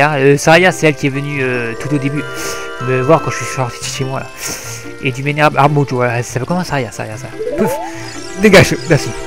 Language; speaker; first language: French; native; French